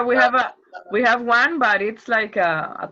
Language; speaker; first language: English; non-native, fluent; Spanish